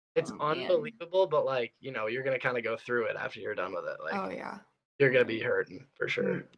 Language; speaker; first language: English; native; English